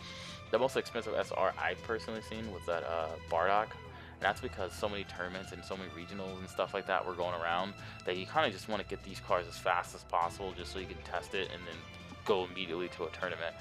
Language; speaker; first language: English; native; English